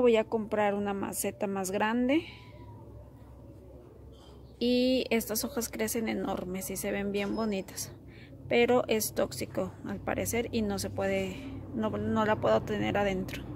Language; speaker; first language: Spanish; early bilingual, heritage; Spanish